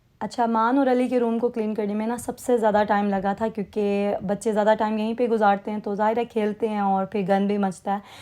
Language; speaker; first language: Urdu; native; Urdu